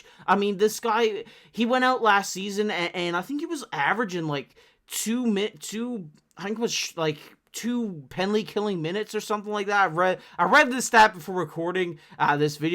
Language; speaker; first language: English; native; English